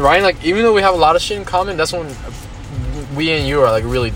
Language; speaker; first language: English; non-native, fluent; Spanish